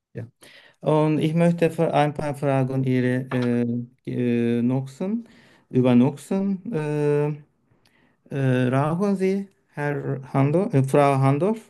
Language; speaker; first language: German; non-native, learner; Turkish